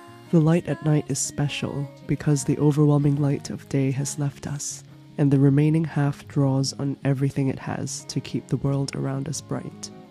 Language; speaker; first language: English; non-native, local second language; Cantonese